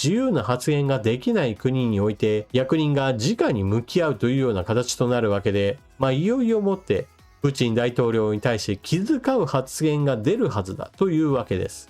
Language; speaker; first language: Japanese; native; Japanese